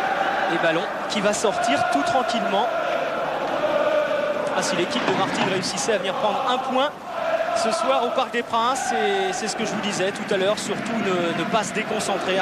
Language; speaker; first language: French; native; French